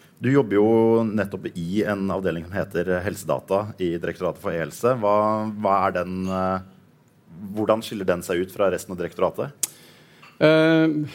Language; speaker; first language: Norwegian; native; Norwegian